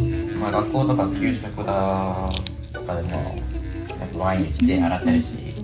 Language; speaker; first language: Japanese; early bilingual, heritage; Japanese